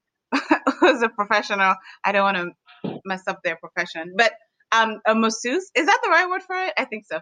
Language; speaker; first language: English; native; English